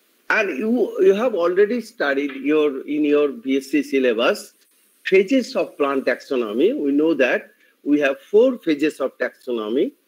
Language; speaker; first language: English; non-native, local second language; Bangla